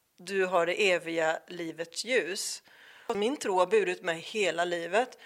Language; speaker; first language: Swedish; native; Swedish